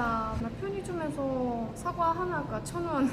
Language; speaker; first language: Korean; non-native, fluent; Estonian